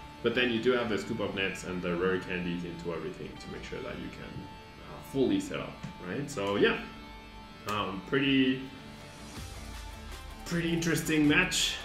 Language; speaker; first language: English; non-native, fluent; Spanish